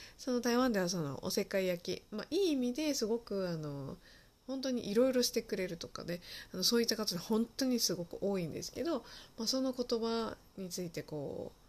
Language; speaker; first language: Japanese; early bilingual, other home language; Chinese